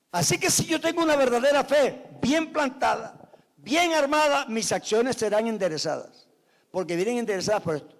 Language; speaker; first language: Spanish; native; Spanish